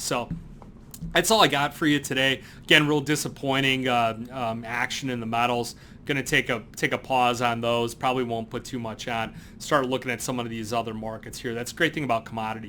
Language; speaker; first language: English; native; English